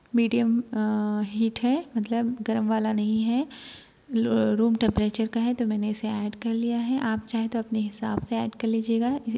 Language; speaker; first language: Hindi; non-native, local second language; Urdu